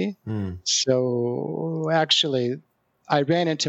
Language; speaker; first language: English; native; English